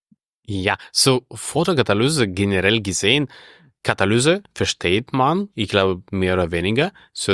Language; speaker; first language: German; non-native, fluent; Russian